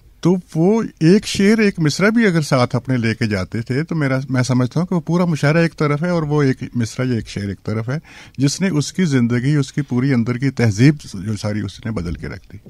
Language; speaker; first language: Urdu; non-native, local second language; Punjabi